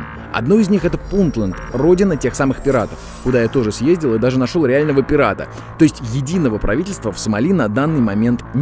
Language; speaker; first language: Russian; native; Russian